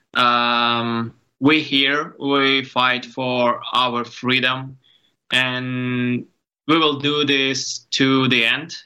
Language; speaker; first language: English; non-native, learner; Ukrainian